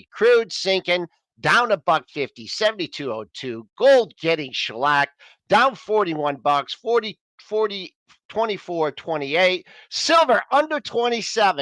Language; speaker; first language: English; native; English